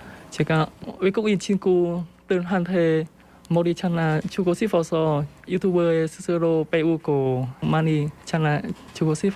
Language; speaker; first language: Korean; non-native, learner; Vietnamese